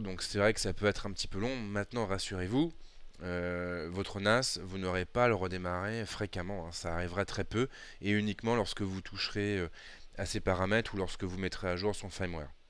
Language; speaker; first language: French; native; French